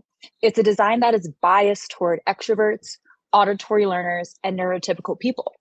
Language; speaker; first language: English; native; English